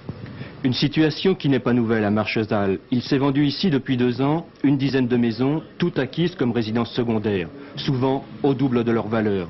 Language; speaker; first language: French; native; French